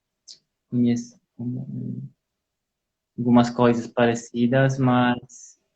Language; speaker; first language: Portuguese; non-native, learner; Polish